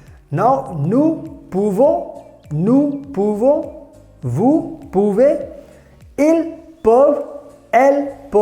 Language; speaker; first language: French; non-native, fluent; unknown